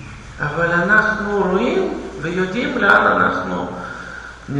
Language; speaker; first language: Hebrew; non-native, fluent; Russian